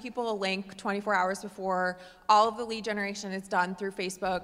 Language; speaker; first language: English; native; English